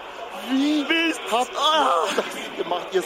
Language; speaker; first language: German; native; German